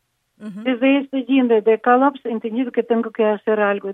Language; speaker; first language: Spanish; non-native, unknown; Ukrainian